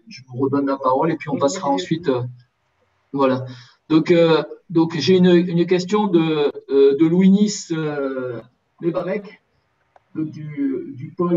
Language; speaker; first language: French; native; French